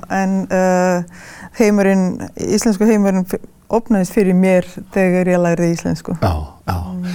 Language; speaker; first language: Icelandic; non-native, fluent; Serbian